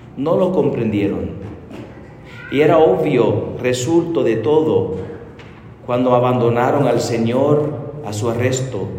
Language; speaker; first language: Spanish; non-native, fluent; English